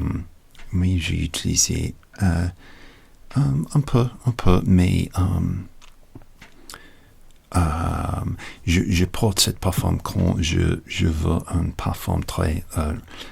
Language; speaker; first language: French; non-native, learner; English